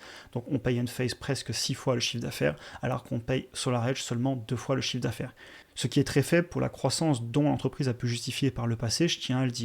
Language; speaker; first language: French; native; French